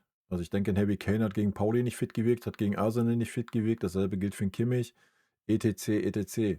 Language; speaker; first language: German; native; German